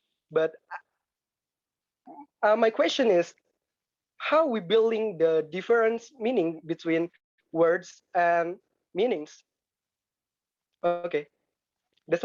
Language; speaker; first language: English; non-native, learner; Indonesian